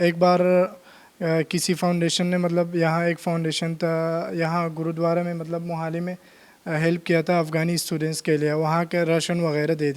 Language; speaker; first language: Hindi; non-native, learner; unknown